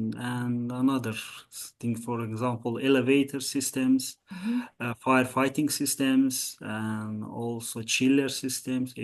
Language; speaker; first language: English; non-native, learner; Azerbaijani